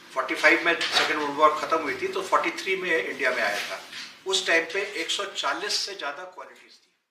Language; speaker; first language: Hindi; native; Hindi